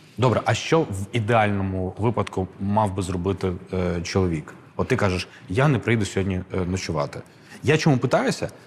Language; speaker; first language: Ukrainian; native; Ukrainian